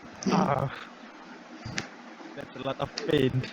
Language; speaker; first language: English; non-native, learner; Indonesian